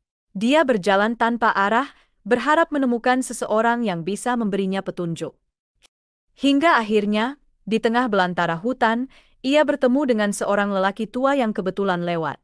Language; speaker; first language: Indonesian; native; Indonesian